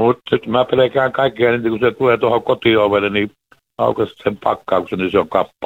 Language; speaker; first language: Finnish; native; Finnish